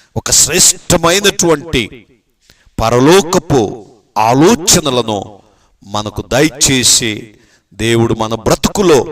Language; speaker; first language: Telugu; native; Telugu